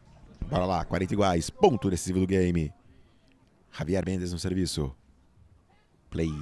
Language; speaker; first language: Portuguese; native; Portuguese